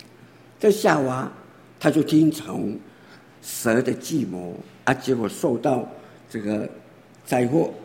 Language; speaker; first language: Chinese; native; Chinese